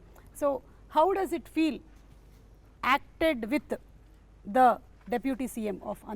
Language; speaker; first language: Telugu; native; Telugu